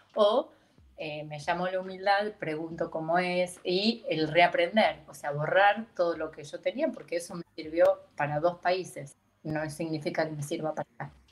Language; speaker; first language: Spanish; native; Spanish